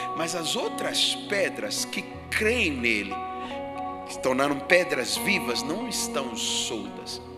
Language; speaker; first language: Portuguese; non-native, fluent; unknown